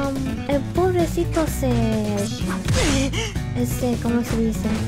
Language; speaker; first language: Spanish; early bilingual, heritage; English